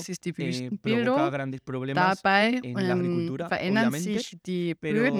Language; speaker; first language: Spanish; non-native, learner; German